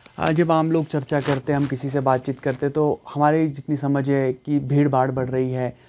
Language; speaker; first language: Hindi; native; Hindi